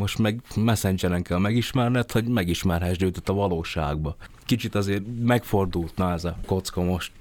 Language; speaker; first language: Hungarian; early bilingual, other home language; Vietnamese